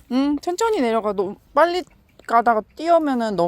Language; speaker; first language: Korean; native; Korean